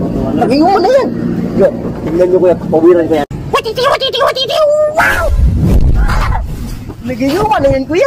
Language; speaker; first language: Filipino; non-native, local second language; Cebuano